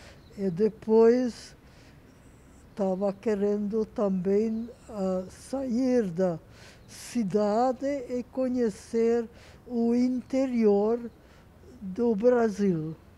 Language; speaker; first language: Portuguese; non-native, fluent; Hungarian